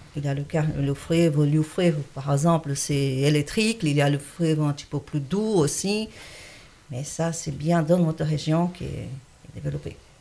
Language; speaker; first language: French; non-native, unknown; Portuguese